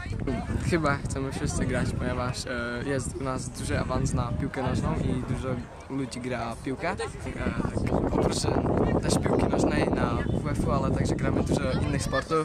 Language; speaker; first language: Polish; early bilingual, heritage; Polish